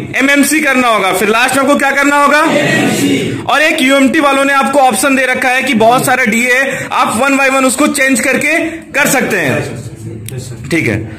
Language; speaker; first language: Hindi; native; Hindi